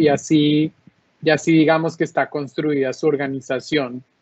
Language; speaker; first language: Spanish; native; Spanish